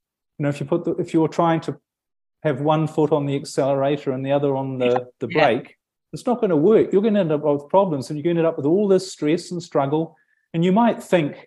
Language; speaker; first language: English; native; English